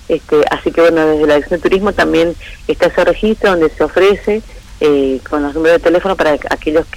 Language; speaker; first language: Spanish; native; Spanish